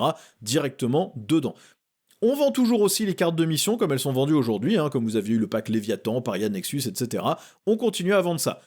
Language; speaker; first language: French; native; French